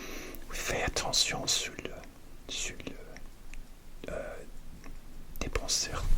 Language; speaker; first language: French; non-native, learner; English